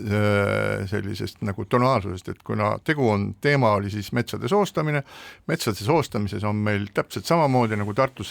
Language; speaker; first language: Estonian; native; Estonian